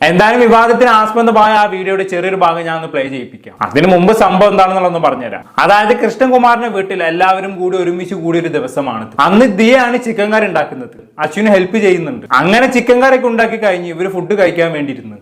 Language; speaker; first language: Malayalam; native; Malayalam